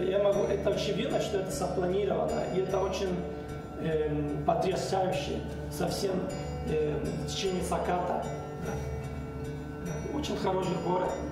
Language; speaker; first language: Russian; non-native, learner; Spanish